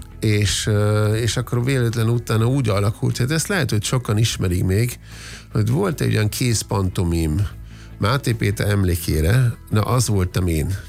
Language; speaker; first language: Hungarian; non-native, fluent; German